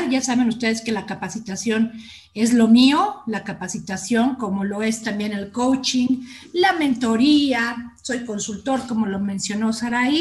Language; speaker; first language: Spanish; native; Spanish